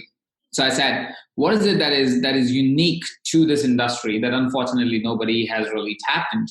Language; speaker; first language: English; non-native, local second language; Hindi